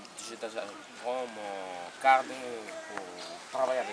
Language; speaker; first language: French; non-native, learner; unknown